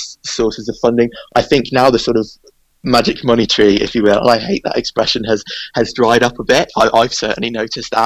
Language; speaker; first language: English; native; English